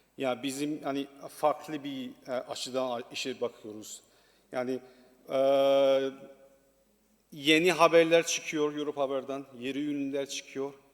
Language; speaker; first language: Turkish; non-native, learner; Persian